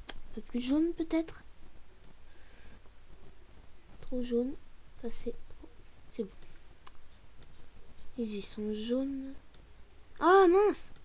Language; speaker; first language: French; native; French